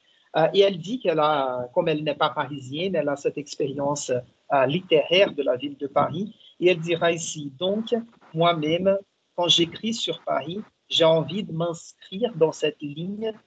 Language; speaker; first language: French; non-native, fluent; Portuguese